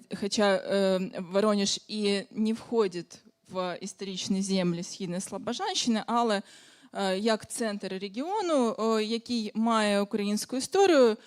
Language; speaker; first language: Ukrainian; non-native, fluent; Russian